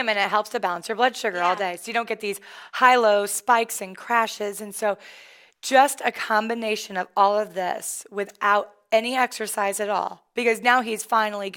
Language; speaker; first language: English; native; English